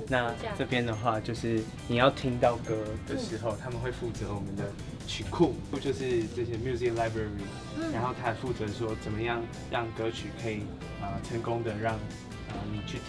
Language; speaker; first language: Chinese; native; Chinese